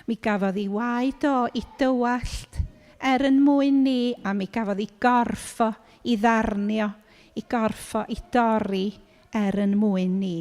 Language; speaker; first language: Welsh; native; Welsh